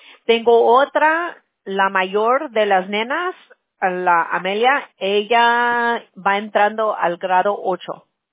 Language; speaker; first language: Spanish; early bilingual, heritage; Spanish